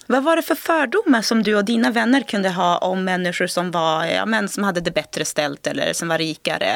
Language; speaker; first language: Swedish; early bilingual, other home language; Portuguese